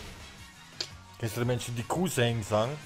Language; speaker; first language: German; native; German